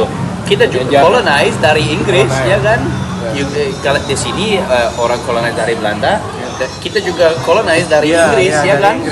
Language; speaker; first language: Indonesian; non-native, fluent; English